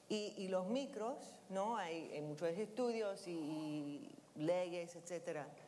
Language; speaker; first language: Spanish; non-native, fluent; English